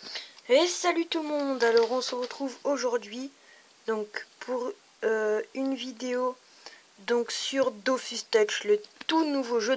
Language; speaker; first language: French; native; French